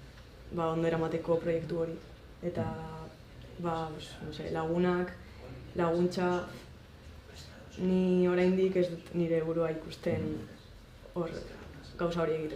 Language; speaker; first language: Basque; non-native, local second language; Spanish